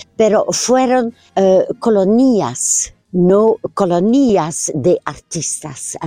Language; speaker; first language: Spanish; non-native, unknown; Dutch